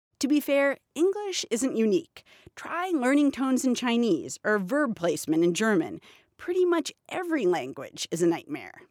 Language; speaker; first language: English; native; English